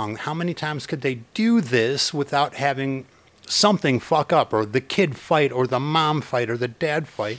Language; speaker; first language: English; native; English